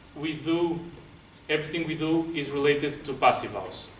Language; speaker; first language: English; non-native, fluent; Portuguese